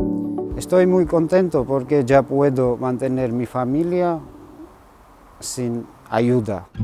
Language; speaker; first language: Spanish; non-native, fluent; Georgian